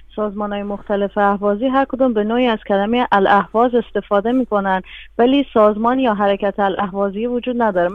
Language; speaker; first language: Persian; non-native, local second language; Arabic